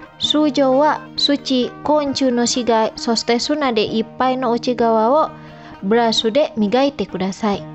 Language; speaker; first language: Japanese; non-native, fluent; Indonesian